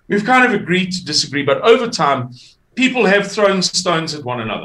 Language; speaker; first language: English; native; English